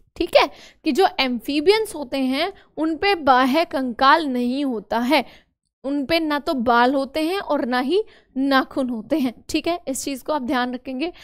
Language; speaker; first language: Hindi; native; Hindi